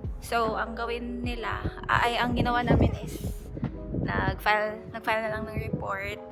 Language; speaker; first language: Filipino; native; Filipino